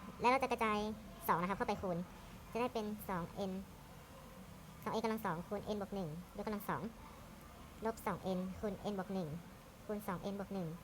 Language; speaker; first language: Thai; native; Thai